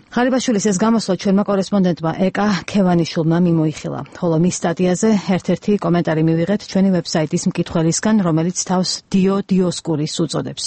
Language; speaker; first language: Georgian; native; Georgian